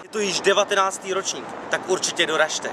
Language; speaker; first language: Czech; native; Czech